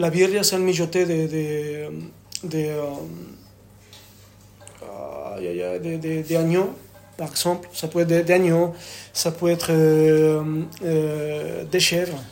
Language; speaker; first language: French; non-native, fluent; Spanish